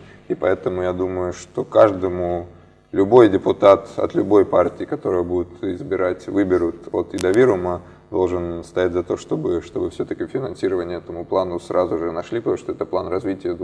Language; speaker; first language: Russian; native; Russian